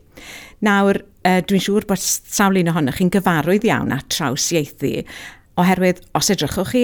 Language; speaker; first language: Welsh; native; Welsh